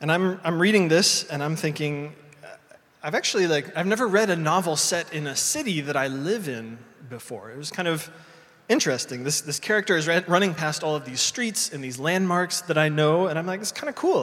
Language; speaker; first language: English; native; English